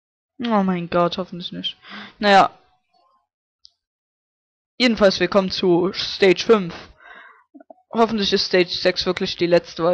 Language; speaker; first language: German; native; German